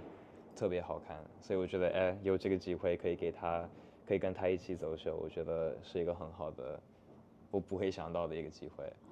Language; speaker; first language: Chinese; non-native, fluent; English